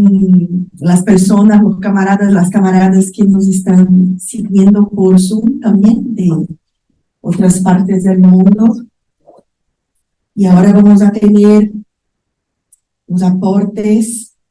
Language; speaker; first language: Spanish; non-native, fluent; Portuguese